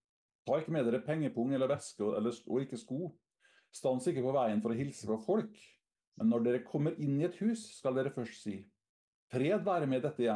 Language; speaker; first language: Norwegian; native; Norwegian